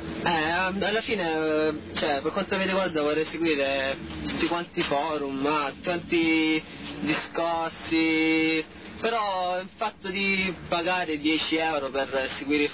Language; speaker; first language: Italian; native; Italian